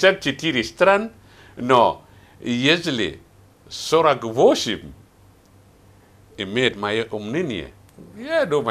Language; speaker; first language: Russian; non-native, learner; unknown